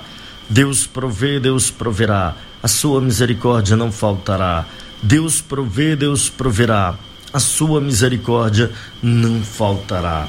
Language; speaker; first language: Portuguese; native; Portuguese